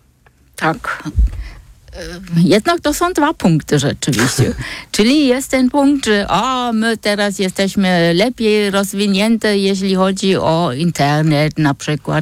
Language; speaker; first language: Polish; non-native, fluent; German